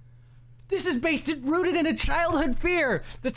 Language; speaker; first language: English; native; English